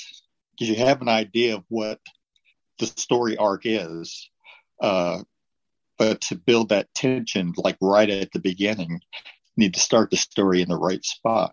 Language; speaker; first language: English; native; English